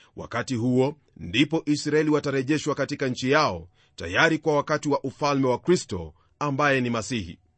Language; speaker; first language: Swahili; non-native, local second language; Luyia